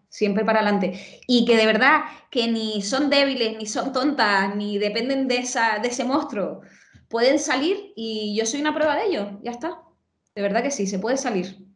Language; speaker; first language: Spanish; native; Spanish